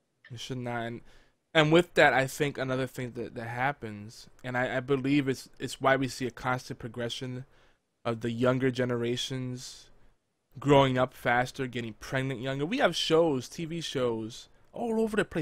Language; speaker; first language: English; native; English